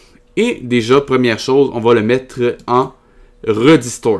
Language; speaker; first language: French; native; French